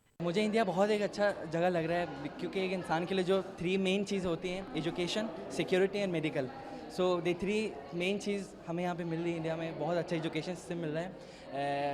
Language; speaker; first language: Hindi; non-native, fluent; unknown